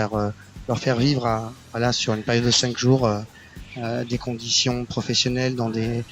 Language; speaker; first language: French; native; French